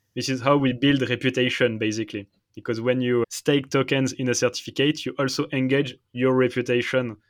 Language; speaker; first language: English; non-native, fluent; French